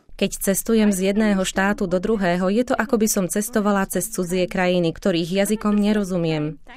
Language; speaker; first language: Slovak; native; Slovak